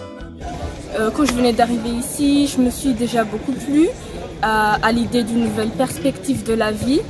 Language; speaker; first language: French; non-native, local second language; Malagasy